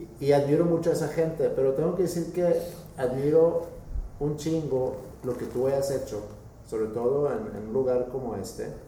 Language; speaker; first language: Spanish; non-native, fluent; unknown